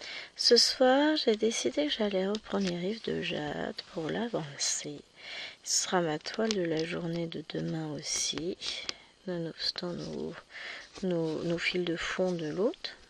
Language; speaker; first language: French; native; French